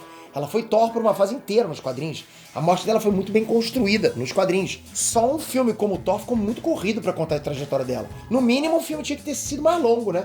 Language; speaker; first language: Portuguese; native; Portuguese